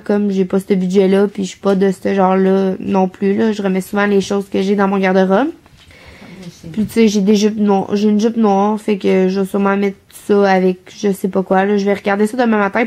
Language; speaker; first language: French; native; French